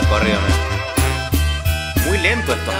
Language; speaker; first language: Spanish; native; Spanish